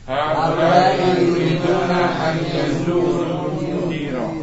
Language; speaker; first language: Arabic; non-native, learner; Indonesian